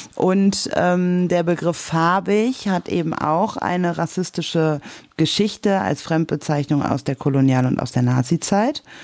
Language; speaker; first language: German; native; German